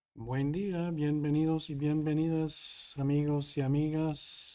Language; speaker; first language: Spanish; non-native, fluent; English